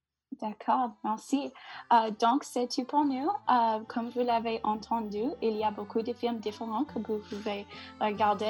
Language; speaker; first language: French; non-native, learner; English